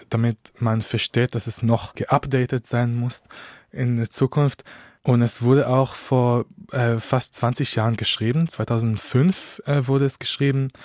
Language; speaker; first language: German; non-native, fluent; Hebrew